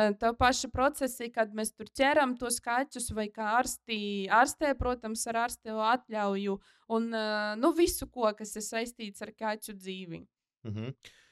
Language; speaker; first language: Latvian; non-native, local second language; Russian